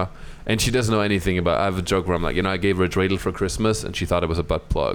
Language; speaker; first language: English; non-native, fluent; German